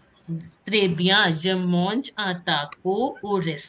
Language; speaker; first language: French; non-native, fluent; Hindi